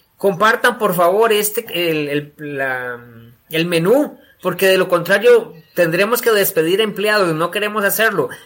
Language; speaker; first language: Spanish; native; Spanish